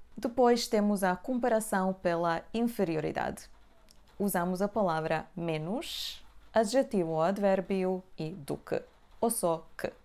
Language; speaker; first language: Portuguese; non-native, fluent; Serbian